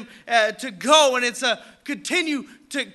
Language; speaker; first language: English; native; English